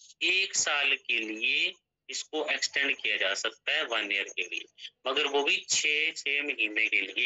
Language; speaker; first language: Hindi; native; Hindi